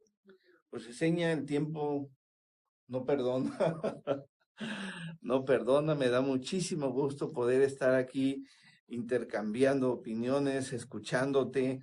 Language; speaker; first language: Spanish; native; Spanish